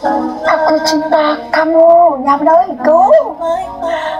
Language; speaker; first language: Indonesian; non-native, learner; Vietnamese